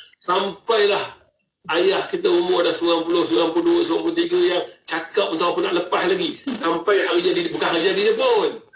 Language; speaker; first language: Malay; native; Malay